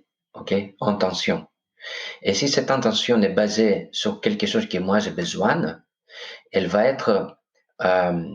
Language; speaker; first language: French; non-native, fluent; Greek